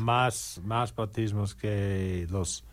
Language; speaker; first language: Spanish; non-native, learner; English